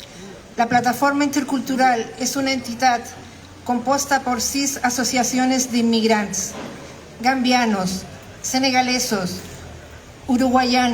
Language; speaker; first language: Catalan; non-native, fluent; Spanish